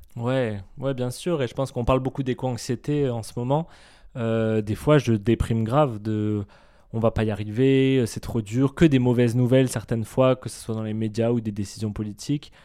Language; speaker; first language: French; native; French